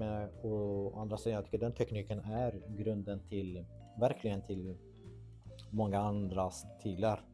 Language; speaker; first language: Swedish; non-native, fluent; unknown